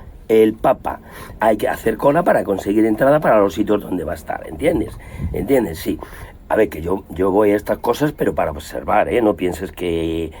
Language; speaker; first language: Spanish; native; Spanish